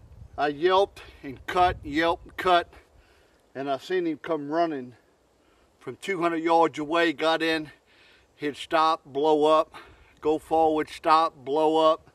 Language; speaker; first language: English; native; English